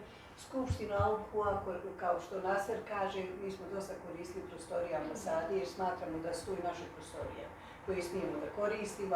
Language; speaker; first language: Bosnian; native; Bosnian